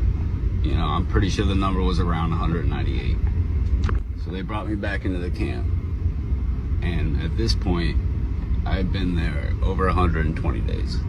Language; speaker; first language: English; native; English